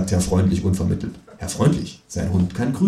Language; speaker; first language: German; native; German